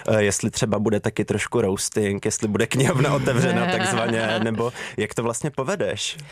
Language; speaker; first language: Czech; native; Czech